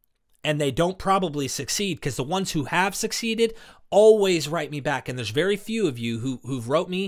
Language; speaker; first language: English; native; English